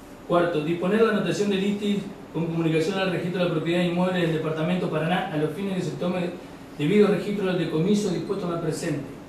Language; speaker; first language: Spanish; native; Spanish